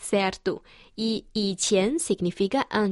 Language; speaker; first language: Portuguese; non-native, fluent; Chinese